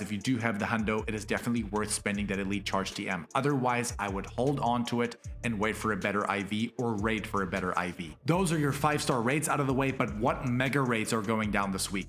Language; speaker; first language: English; native; English